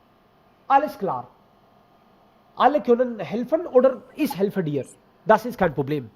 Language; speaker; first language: German; non-native, fluent; Hindi